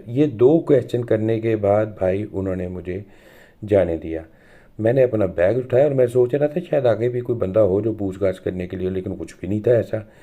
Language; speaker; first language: Urdu; non-native, local second language; Punjabi